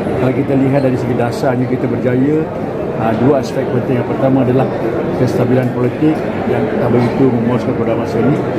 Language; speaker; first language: Malay; non-native, local second language; Tamil